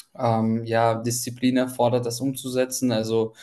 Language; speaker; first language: German; early bilingual, other home language; Ukrainian